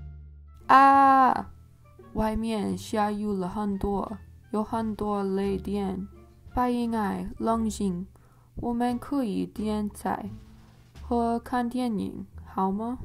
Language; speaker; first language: Chinese; non-native, learner; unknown